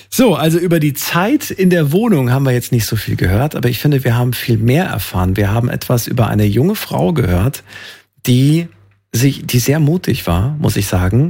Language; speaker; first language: German; native; German